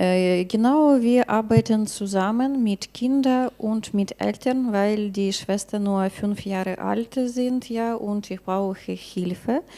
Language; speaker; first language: German; non-native, learner; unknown